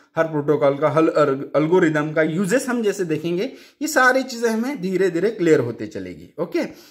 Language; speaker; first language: Hindi; non-native, local second language; Marathi